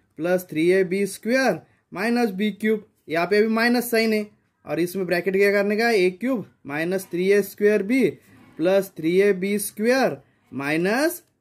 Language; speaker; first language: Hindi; non-native, local second language; Marathi